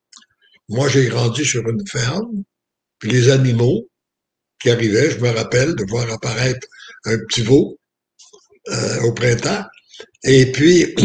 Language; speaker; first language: French; native; French